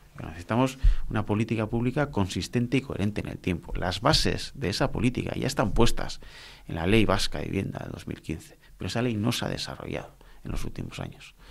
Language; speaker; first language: Spanish; non-native, local second language; Basque